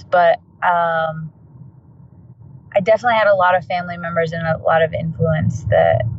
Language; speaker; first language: English; native; English